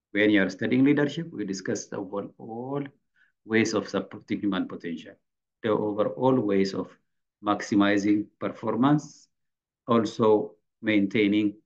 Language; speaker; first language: English; non-native, fluent; Amharic